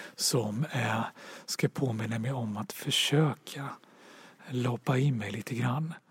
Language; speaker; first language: Swedish; native; Swedish